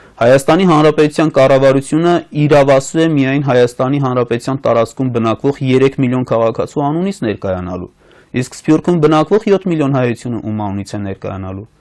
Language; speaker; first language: Armenian; native; Armenian